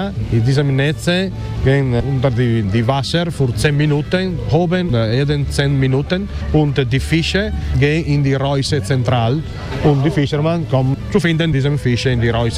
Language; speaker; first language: German; non-native, learner; Italian